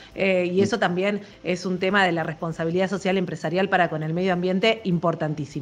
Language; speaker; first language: Spanish; native; Spanish